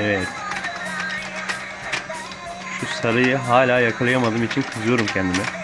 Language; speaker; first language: Turkish; native; Turkish